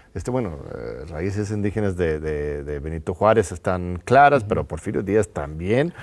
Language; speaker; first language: Spanish; non-native, fluent; English